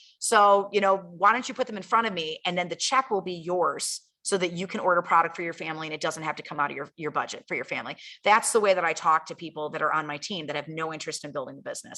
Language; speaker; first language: English; native; English